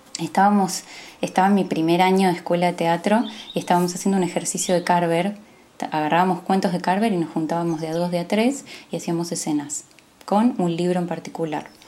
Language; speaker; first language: Spanish; native; Spanish